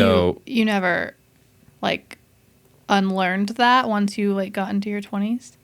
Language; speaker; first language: English; native; English